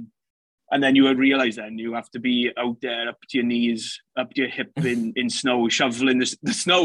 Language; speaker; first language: English; native; English